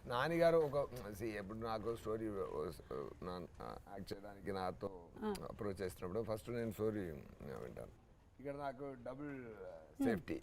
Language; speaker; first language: Telugu; non-native, fluent; Tamil